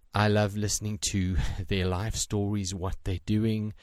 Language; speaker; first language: English; native; English